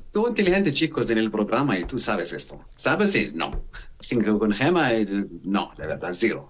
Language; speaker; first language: Spanish; non-native, learner; Arabic